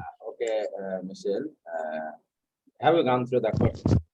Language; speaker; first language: English; non-native, fluent; Bangla